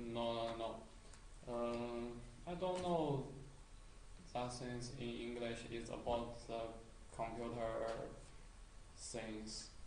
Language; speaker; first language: English; non-native, learner; Chinese